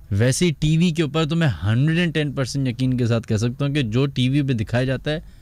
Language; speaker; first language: Urdu; native; Urdu